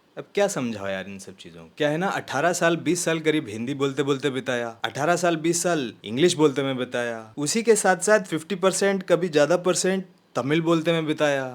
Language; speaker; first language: Hindi; native; Hindi